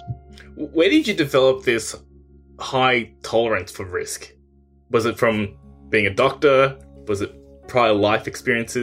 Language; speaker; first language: English; native; English